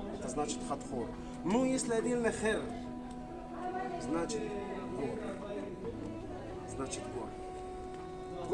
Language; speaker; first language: Russian; non-native, learner; Arabic